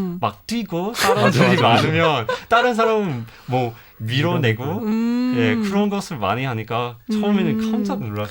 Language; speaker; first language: Korean; non-native, fluent; English